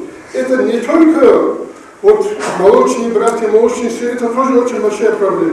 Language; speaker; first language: Russian; non-native, local second language; Avaric